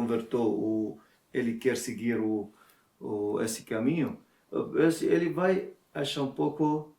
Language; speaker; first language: Portuguese; non-native, learner; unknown